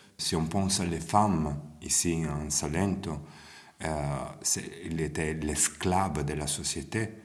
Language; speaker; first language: French; non-native, fluent; Italian